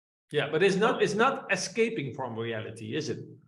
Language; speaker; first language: English; non-native, fluent; Dutch